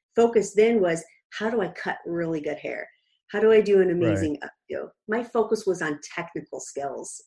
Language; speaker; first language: English; native; English